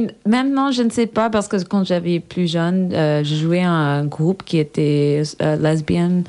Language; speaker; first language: French; non-native, learner; English